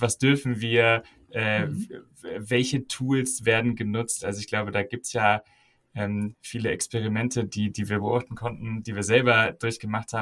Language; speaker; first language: German; native; German